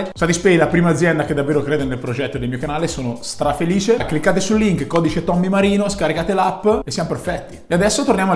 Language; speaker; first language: Italian; native; Italian